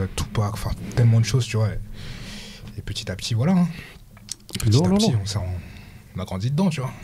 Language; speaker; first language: French; native; French